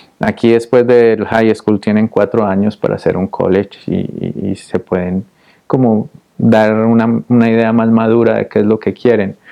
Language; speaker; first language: Spanish; native; Spanish